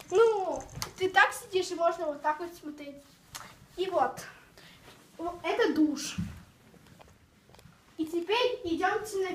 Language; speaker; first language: Russian; early bilingual, heritage; Russian